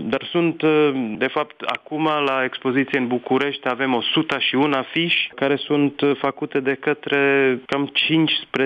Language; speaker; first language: Romanian; non-native, fluent; Czech